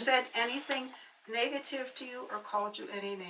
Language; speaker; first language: English; native; English